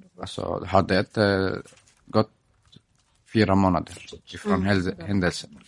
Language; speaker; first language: Swedish; non-native, fluent; Arabic